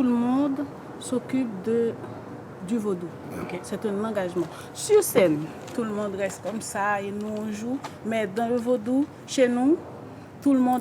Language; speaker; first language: French; non-native, local second language; Haitian Creole